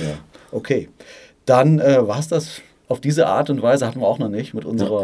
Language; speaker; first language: German; native; German